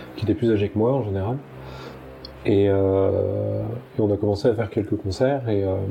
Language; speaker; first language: French; native; French